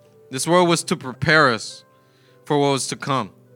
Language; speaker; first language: English; early bilingual, other home language; Spanish